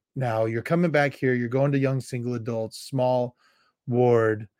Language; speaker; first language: English; native; English